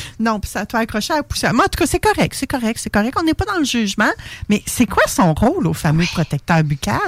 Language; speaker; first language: French; native; French